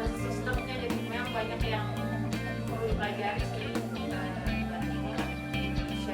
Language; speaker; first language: Indonesian; native; Indonesian